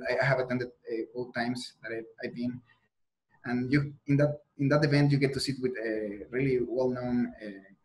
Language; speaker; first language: English; non-native, fluent; Spanish